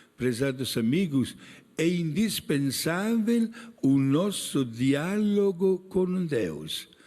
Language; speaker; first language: Portuguese; non-native, fluent; Italian